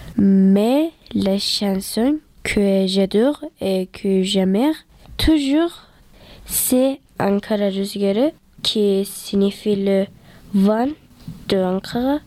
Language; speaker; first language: French; non-native, learner; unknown